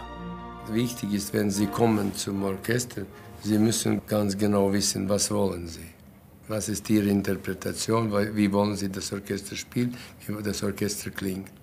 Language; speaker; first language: German; non-native, fluent; Latvian